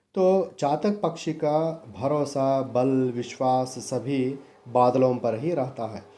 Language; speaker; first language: Hindi; non-native, local second language; Telugu